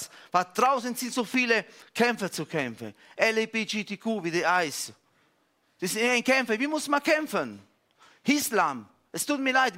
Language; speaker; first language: German; non-native, fluent; Italian